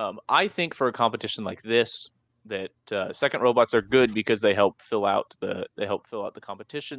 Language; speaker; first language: English; native; English